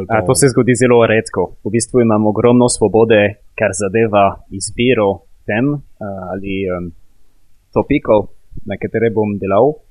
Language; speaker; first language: Slovenian; non-native, fluent; French